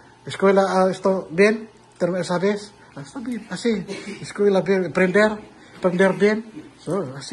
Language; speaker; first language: Spanish; non-native, learner; Filipino